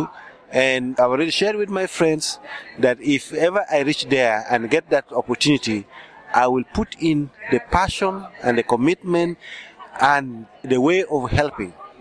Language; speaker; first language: English; non-native, local second language; Acoli